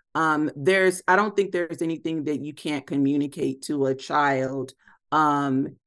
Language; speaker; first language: English; native; English